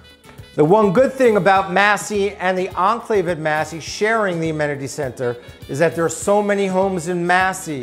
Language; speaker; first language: English; native; English